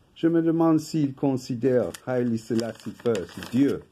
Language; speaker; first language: French; non-native, fluent; English